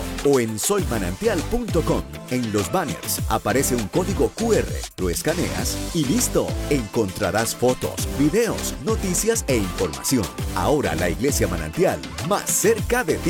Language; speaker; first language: Spanish; native; Spanish